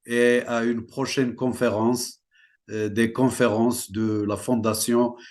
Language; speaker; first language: French; non-native, local second language; Central Atlas Tamazight